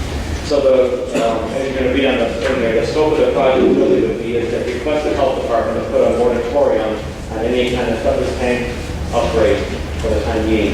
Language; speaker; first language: English; native; English